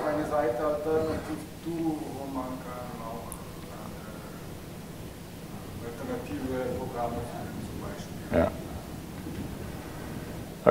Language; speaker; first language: German; non-native, fluent; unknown